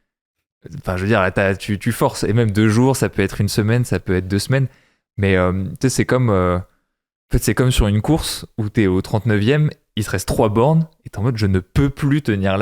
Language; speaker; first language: French; native; French